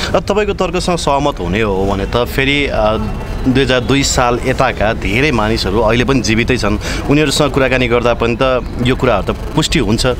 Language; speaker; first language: Nepali; native; Nepali